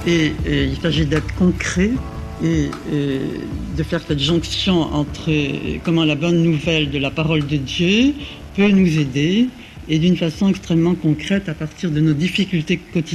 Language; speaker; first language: French; native; French